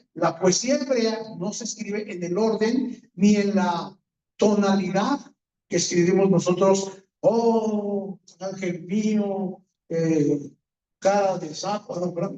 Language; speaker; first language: Spanish; native; Spanish